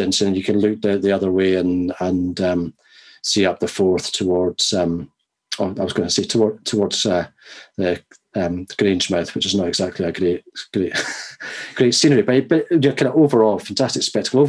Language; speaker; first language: English; native; English